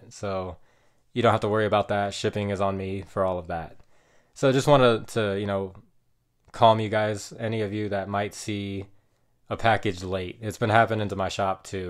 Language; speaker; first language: English; native; English